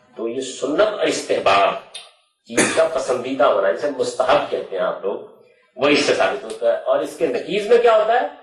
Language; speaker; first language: Urdu; non-native, local second language; Punjabi